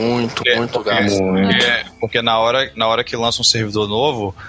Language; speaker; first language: Portuguese; native; Portuguese